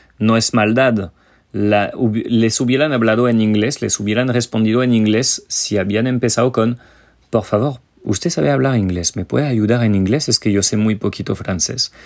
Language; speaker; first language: Spanish; non-native, fluent; French